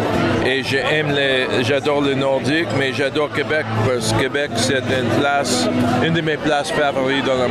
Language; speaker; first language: French; non-native, learner; English